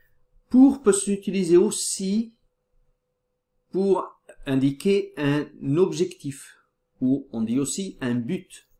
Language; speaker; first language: French; non-native, fluent; Portuguese